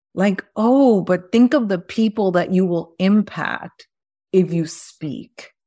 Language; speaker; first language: English; early bilingual, other home language; Spanish